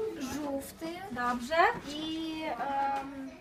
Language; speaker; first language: Polish; non-native, learner; Ukrainian